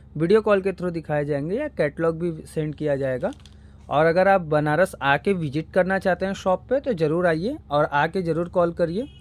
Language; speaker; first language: Hindi; native; Hindi